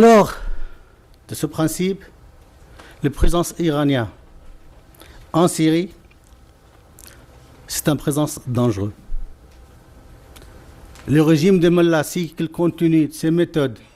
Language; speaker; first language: French; non-native, fluent; Arabic